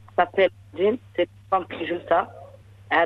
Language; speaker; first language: French; non-native, learner; Arabic